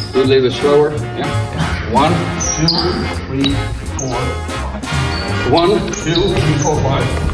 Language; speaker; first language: English; non-native, learner; Dutch